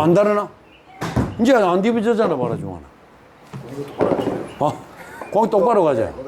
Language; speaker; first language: Korean; native; Korean